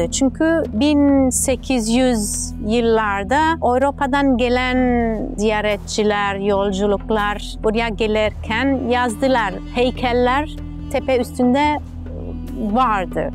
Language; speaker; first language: Turkish; non-native, fluent; Italian